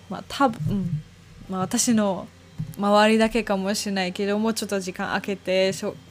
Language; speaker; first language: Japanese; non-native, fluent; German